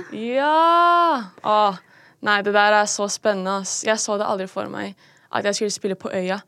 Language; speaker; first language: Norwegian; early bilingual, other home language; Filipino